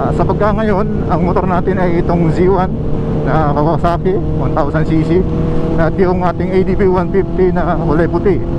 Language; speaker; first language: Filipino; non-native, local second language; Cebuano